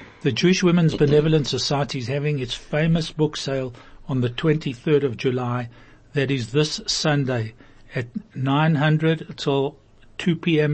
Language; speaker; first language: English; native; English